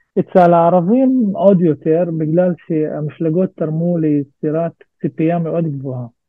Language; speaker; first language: Hebrew; non-native, local second language; Arabic